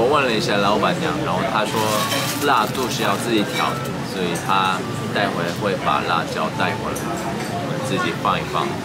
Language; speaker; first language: Chinese; non-native, fluent; Korean